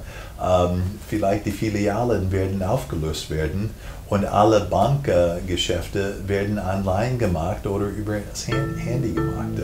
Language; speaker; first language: German; non-native, fluent; English